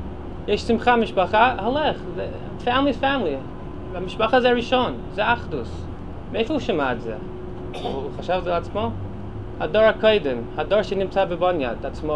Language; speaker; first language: Hebrew; non-native, fluent; English